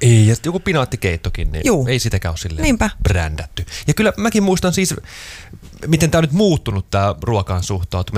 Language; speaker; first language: Finnish; native; Finnish